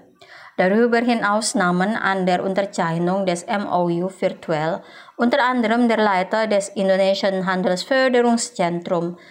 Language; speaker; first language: German; non-native, fluent; Indonesian